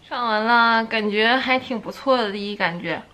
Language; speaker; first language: Chinese; native; Chinese